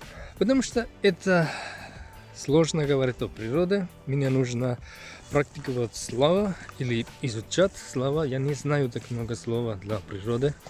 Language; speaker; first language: Russian; non-native, learner; Finnish